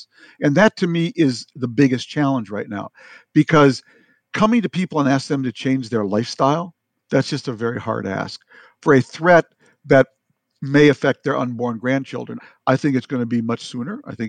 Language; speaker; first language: English; native; English